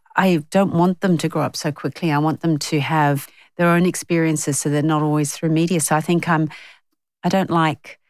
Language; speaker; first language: English; native; English